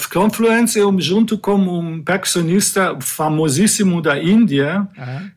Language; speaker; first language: Portuguese; non-native, fluent; German